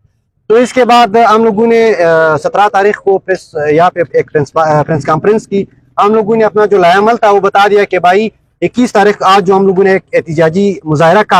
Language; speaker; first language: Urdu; non-native, local second language; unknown